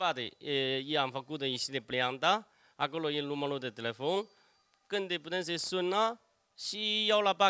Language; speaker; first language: Romanian; non-native, learner; Chinese